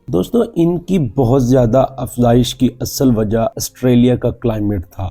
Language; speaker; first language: Urdu; native; Urdu